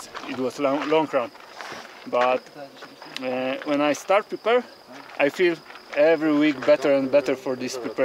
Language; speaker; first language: English; non-native, learner; Polish